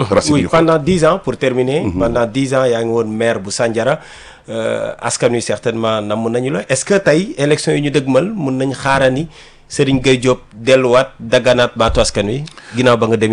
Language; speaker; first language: French; non-native, local second language; Wolof